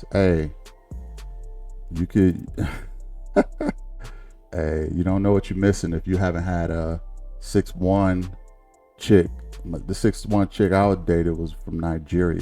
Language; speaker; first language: English; native; English